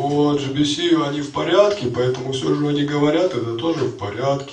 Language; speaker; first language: Russian; native; Russian